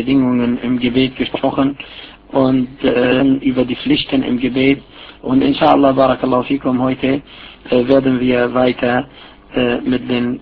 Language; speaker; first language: German; non-native, fluent; Arabic